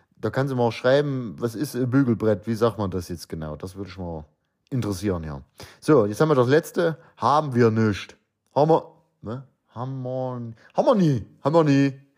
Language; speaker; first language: German; native; German